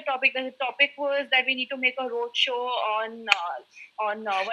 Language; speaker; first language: English; non-native, local second language; Hindi